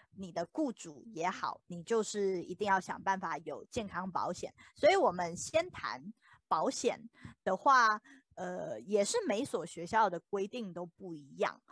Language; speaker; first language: Chinese; native; Chinese